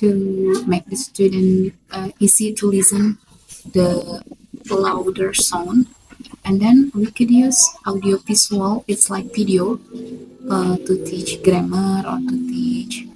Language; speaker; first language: English; non-native, fluent; Indonesian